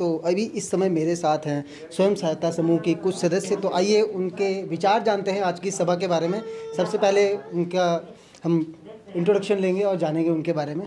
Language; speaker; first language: Hindi; native; Hindi